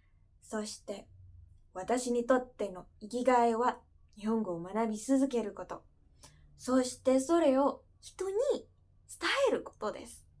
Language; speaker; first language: Japanese; non-native, fluent; Indonesian